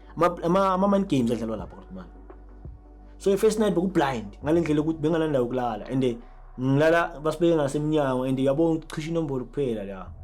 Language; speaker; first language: Zulu; native; Zulu